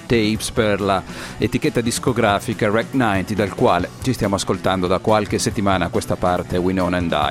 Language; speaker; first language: Italian; native; Italian